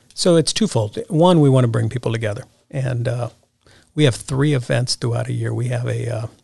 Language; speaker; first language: English; native; English